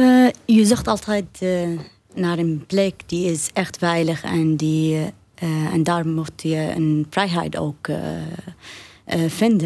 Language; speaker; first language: Dutch; non-native, learner; Arabic